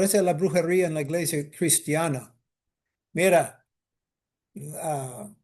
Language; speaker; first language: Spanish; non-native, fluent; English